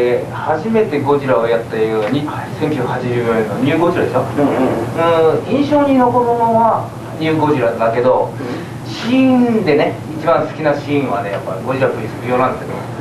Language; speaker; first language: Japanese; native; Japanese